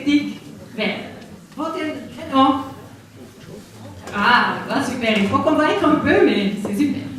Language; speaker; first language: French; non-native, fluent; Spanish